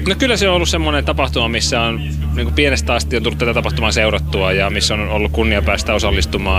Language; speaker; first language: Finnish; native; Finnish